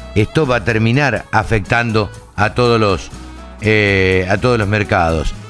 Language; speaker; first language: Spanish; native; Spanish